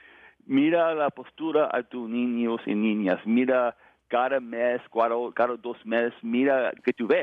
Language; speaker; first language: Spanish; non-native, learner; English